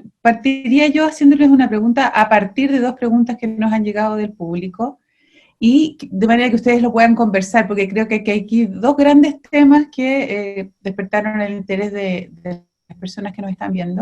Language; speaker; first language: Spanish; native; Spanish